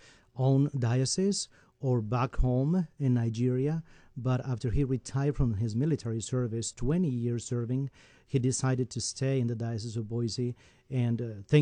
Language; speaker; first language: English; non-native, fluent; Spanish